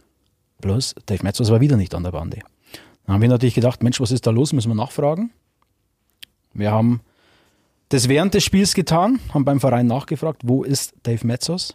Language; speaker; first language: German; native; German